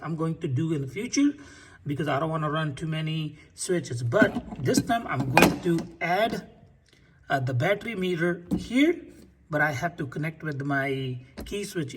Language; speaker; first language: English; non-native, fluent; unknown